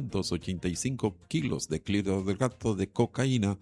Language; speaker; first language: Spanish; native; Spanish